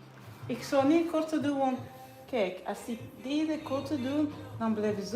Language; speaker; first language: Dutch; non-native, fluent; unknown